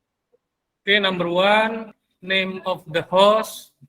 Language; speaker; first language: English; non-native, learner; Indonesian